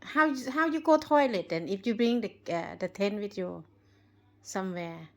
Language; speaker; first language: English; non-native, learner; Thai